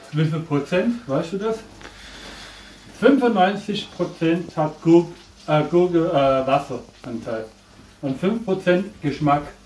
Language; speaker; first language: German; non-native, fluent; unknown